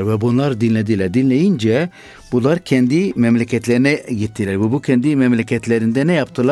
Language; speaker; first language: Turkish; non-native, fluent; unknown